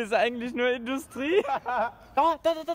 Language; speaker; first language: German; native; German